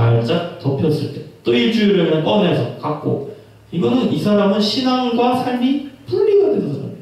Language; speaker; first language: Korean; native; Korean